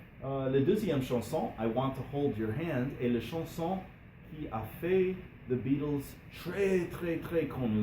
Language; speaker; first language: French; non-native, learner; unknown